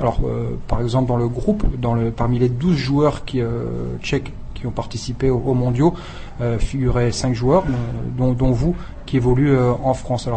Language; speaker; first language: French; native; French